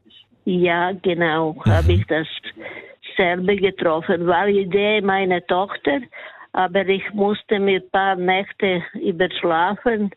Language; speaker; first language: German; non-native, fluent; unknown